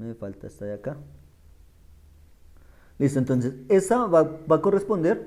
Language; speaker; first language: Spanish; native; Spanish